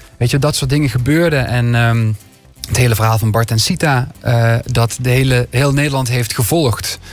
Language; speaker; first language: Dutch; native; Dutch